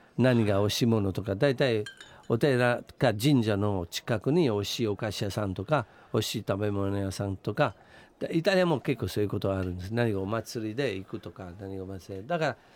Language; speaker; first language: Japanese; non-native, fluent; Italian